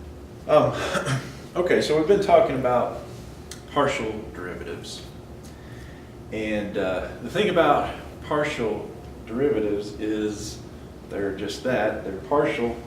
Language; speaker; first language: English; native; English